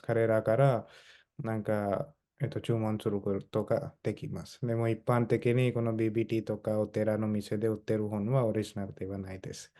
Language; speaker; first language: Japanese; non-native, fluent; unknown